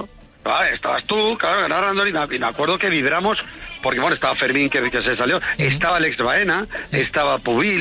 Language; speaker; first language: Spanish; native; Spanish